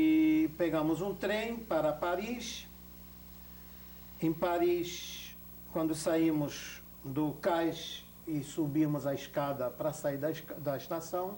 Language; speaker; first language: Portuguese; non-native, fluent; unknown